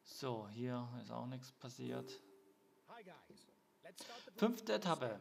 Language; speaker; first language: German; native; German